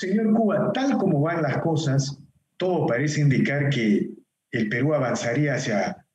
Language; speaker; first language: Spanish; native; Spanish